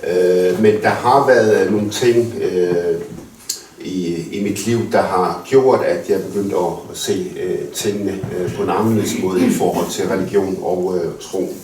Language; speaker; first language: Danish; early bilingual, other home language; Arabic